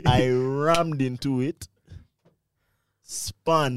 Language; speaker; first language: English; non-native, local second language; Ganda